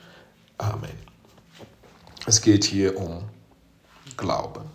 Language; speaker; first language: German; non-native, fluent; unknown